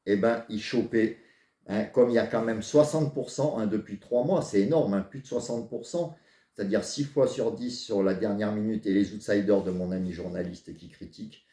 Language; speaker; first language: French; native; French